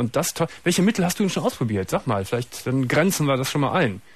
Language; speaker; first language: German; native; German